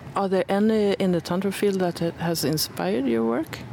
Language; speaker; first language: English; non-native, fluent; Swedish